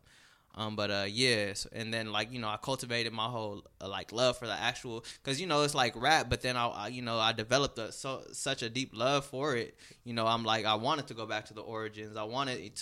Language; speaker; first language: English; native; English